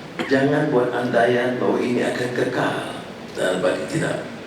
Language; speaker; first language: Malay; native; Malay